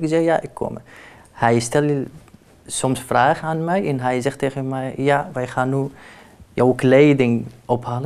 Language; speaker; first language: Dutch; non-native, learner; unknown